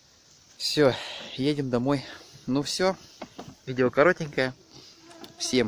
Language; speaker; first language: Russian; native; Russian